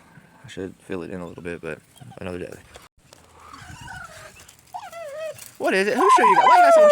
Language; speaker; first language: English; native; English